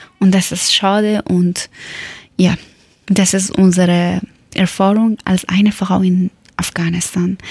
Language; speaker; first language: German; non-native, learner; Persian